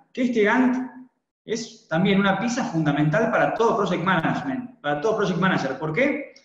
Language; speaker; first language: Spanish; native; Spanish